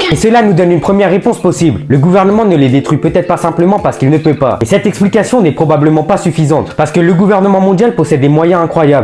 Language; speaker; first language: French; native; French